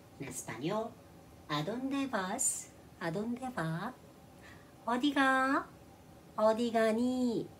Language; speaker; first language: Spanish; non-native, learner; Korean